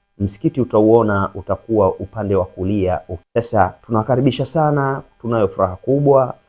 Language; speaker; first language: Swahili; native; Swahili